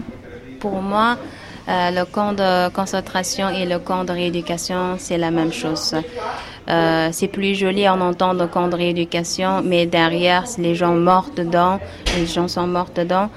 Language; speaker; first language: French; non-native, fluent; Uyghur